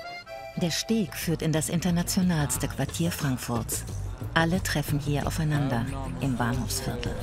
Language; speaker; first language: German; native; German